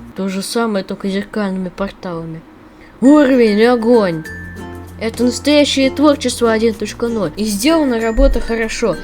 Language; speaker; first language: Russian; native; Russian